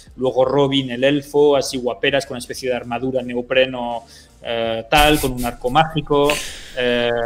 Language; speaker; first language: Spanish; early bilingual, other home language; French